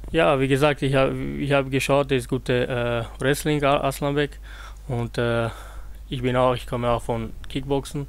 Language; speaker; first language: German; non-native, fluent; Armenian